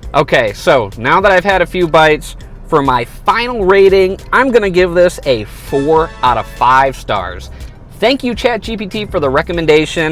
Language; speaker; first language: English; native; English